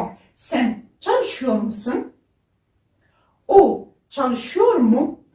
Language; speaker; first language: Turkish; non-native, fluent; French